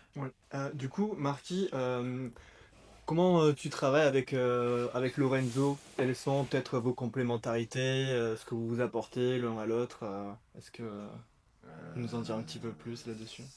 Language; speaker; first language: French; native; French